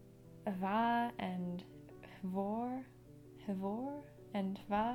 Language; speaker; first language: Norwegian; non-native, learner; English